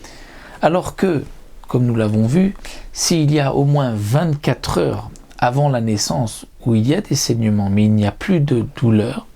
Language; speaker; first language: French; native; French